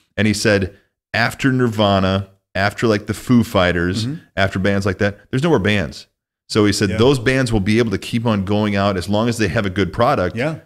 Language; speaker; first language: English; native; English